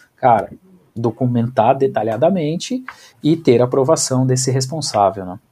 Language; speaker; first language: Portuguese; native; Portuguese